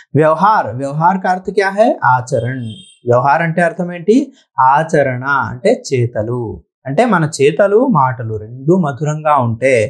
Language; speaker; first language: Hindi; non-native, local second language; Telugu